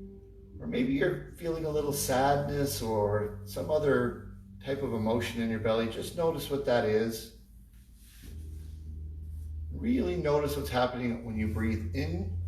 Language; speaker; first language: English; native; English